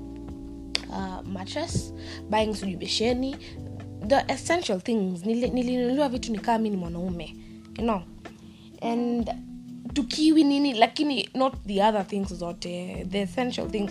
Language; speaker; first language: English; non-native, local second language; Swahili